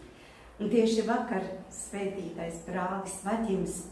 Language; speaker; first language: Latvian; non-native, local second language; Russian